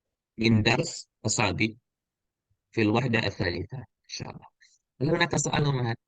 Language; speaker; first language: Arabic; non-native, fluent; Indonesian